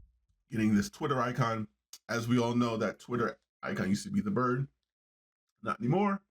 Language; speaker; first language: English; native; English